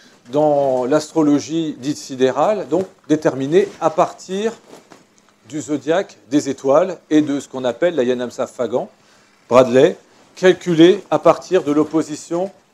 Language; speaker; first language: French; native; French